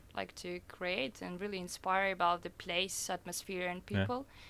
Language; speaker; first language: English; non-native, fluent; Russian